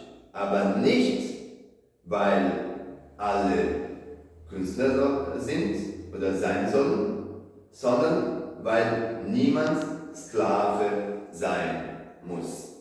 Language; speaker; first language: German; non-native, fluent; Italian